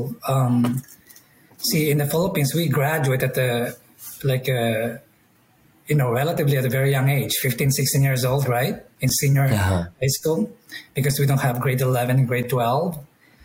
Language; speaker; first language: English; non-native, local second language; Iloko